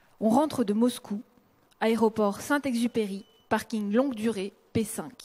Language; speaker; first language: French; early bilingual, other home language; Russian